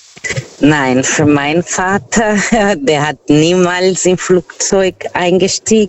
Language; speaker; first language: German; non-native, fluent; Portuguese